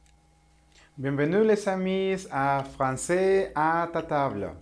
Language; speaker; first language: French; non-native, learner; Spanish